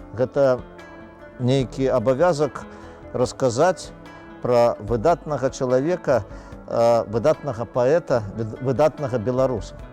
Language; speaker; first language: Belarusian; native; Belarusian